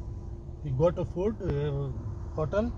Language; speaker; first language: English; non-native, learner; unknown